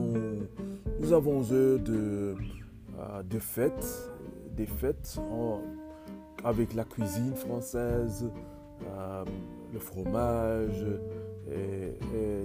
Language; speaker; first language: French; non-native, learner; English